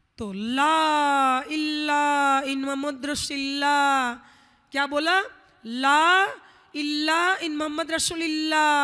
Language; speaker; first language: Hindi; non-native, local second language; Gujarati